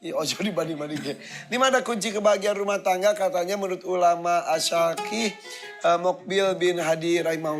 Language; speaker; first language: Indonesian; native; Indonesian